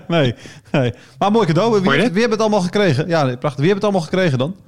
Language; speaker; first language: Dutch; native; Dutch